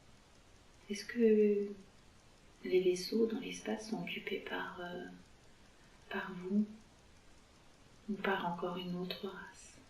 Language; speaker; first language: French; native; French